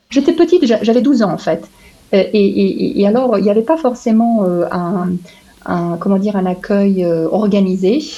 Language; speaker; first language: French; non-native, fluent; Serbian